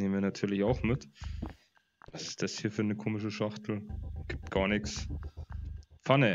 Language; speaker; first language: German; native; German